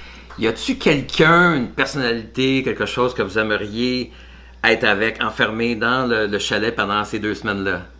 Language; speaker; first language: French; native; French